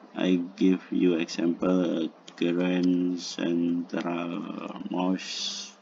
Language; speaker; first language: English; non-native, learner; Indonesian